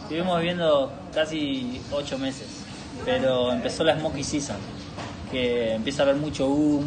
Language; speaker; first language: Spanish; native; Spanish